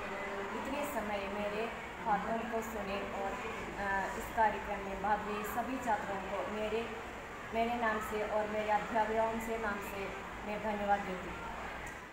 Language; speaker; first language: Hindi; non-native, local second language; Malayalam